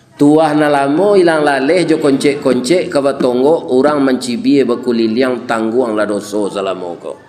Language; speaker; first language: Malay; non-native, local second language; Minangkabau